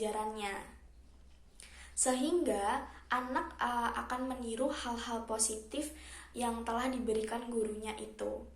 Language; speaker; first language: Indonesian; native; Indonesian